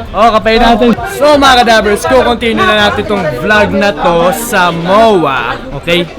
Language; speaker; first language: Filipino; native; Filipino